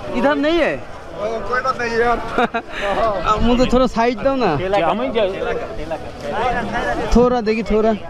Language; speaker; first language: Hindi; non-native, learner; Bangla